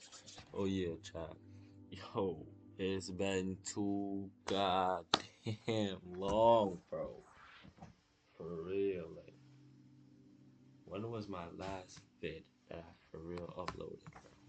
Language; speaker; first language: English; native; English